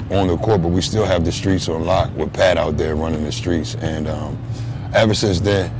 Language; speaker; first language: English; native; English